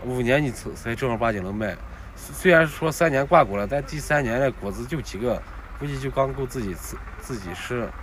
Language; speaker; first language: Chinese; native; Chinese